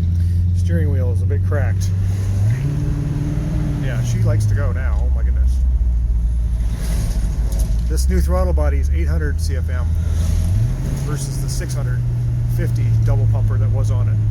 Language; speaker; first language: English; native; English